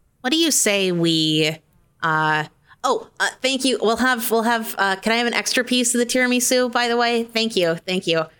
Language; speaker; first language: English; native; English